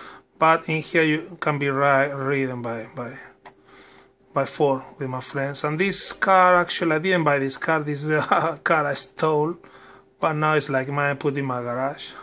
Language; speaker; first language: English; non-native, learner; Spanish